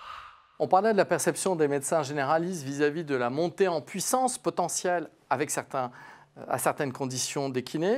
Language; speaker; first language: French; native; French